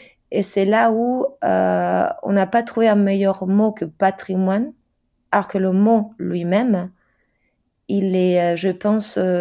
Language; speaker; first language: French; non-native, fluent; Spanish